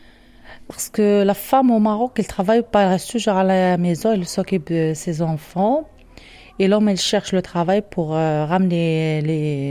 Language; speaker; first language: French; non-native, learner; Arabic